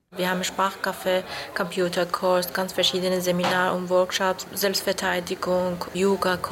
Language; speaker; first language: German; non-native, fluent; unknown